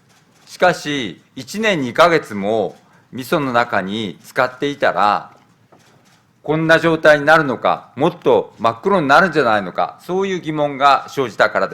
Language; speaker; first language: Japanese; native; Japanese